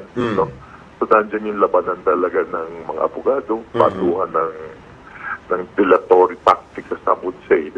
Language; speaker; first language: Filipino; native; Filipino